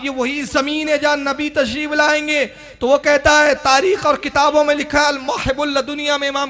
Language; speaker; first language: Urdu; native; Urdu